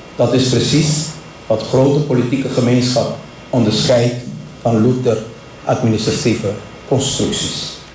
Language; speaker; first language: Dutch; non-native, local second language; Papiamento